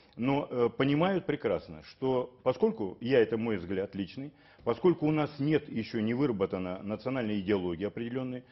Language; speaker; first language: Russian; native; Russian